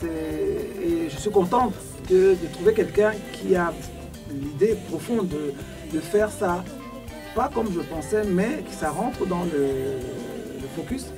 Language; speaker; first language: French; non-native, local second language; Duala